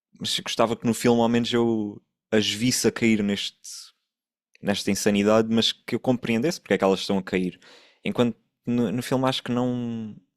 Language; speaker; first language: Portuguese; native; Portuguese